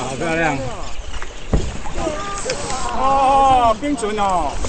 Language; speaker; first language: Chinese; native; Chinese